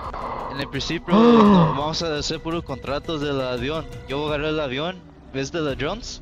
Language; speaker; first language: Spanish; early bilingual, heritage; English